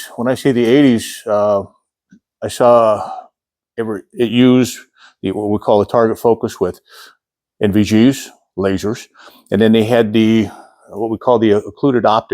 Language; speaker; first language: English; native; English